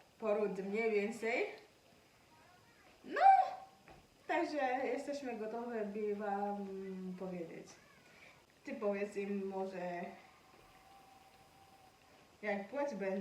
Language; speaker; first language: Polish; non-native, learner; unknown